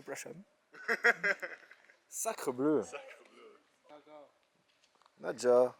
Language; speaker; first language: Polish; non-native, learner; French